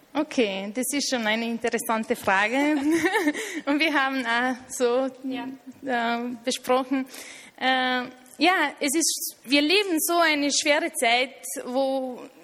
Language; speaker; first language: German; non-native, fluent; Romanian